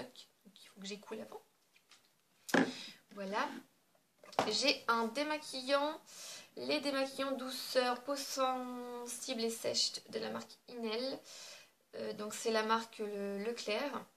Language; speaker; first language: French; native; French